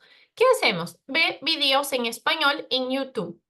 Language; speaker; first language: Spanish; non-native, fluent; Portuguese